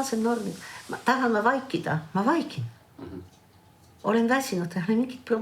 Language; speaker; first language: Estonian; non-native, fluent; French